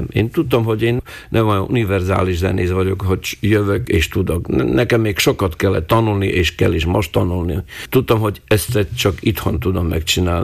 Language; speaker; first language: Hungarian; non-native, local second language; Slovak